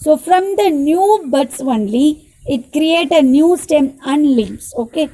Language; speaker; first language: English; non-native, local second language; Tamil